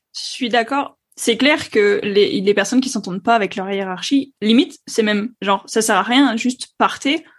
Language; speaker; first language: French; native; French